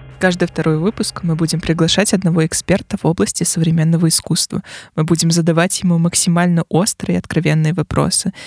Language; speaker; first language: Russian; native; Russian